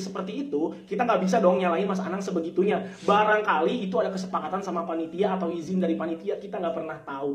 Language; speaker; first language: Indonesian; native; Indonesian